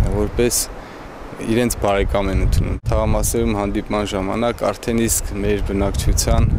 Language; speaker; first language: Armenian; native; Armenian